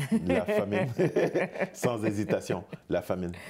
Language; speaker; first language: French; native; French